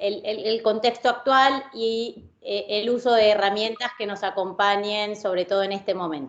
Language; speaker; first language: Spanish; native; Spanish